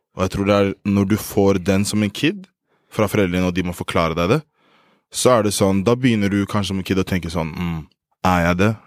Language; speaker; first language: Norwegian; early bilingual, other home language; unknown